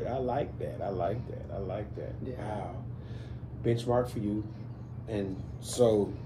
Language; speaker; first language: English; native; English